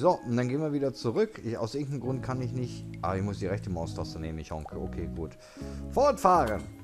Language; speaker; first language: German; native; German